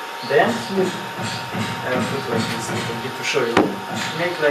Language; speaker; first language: English; non-native, learner; Romanian